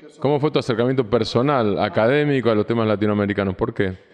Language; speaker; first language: Spanish; native; Spanish